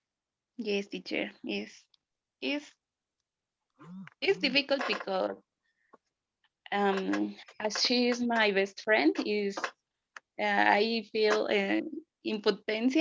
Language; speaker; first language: English; non-native, learner; Spanish